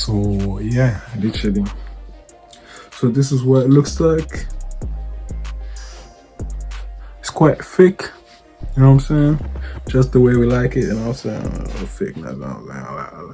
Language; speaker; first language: English; native; English